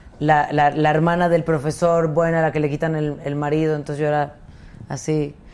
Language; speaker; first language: Spanish; native; Spanish